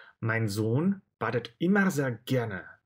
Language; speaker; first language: German; non-native, fluent; Russian